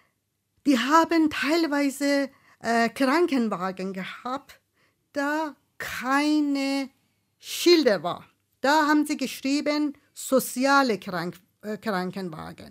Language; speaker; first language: German; non-native, fluent; Persian